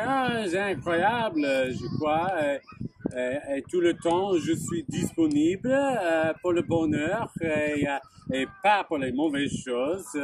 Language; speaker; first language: French; non-native, learner; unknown